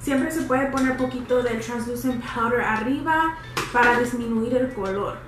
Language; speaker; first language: Spanish; early bilingual, other home language; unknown